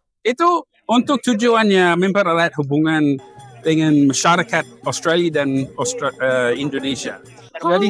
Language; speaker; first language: Indonesian; non-native, fluent; English